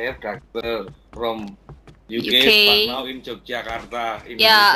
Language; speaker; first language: English; non-native, learner; Javanese